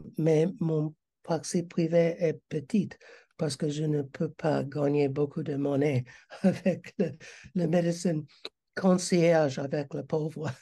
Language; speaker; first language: French; non-native, learner; English